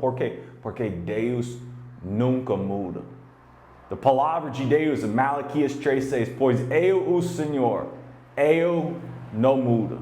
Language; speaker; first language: Portuguese; non-native, learner; English